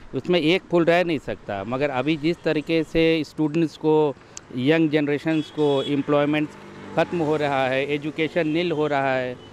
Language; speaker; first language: Hindi; native; Hindi